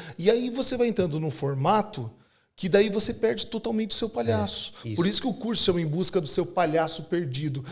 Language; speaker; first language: Portuguese; native; Portuguese